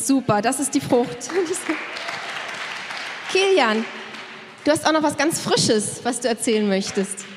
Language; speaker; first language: German; native; German